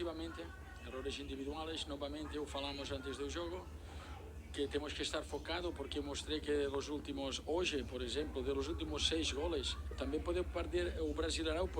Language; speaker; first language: Portuguese; non-native, learner; Spanish